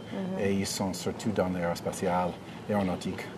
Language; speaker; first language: French; non-native, fluent; English